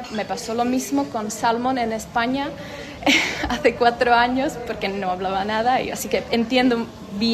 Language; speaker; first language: Spanish; non-native, fluent; Czech